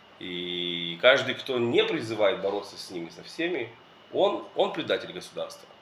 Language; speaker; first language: Russian; early bilingual, heritage; Russian